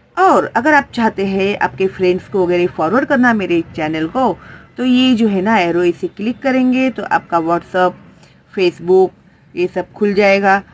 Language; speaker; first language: Hindi; non-native, local second language; Marathi